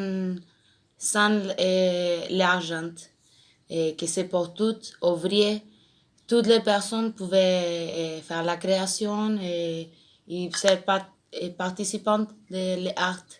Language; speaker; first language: French; non-native, learner; Spanish